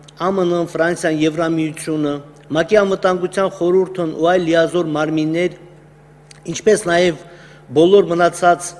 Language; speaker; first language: Armenian; native; Armenian